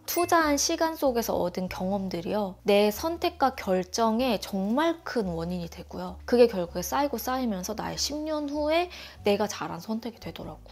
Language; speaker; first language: Korean; native; Korean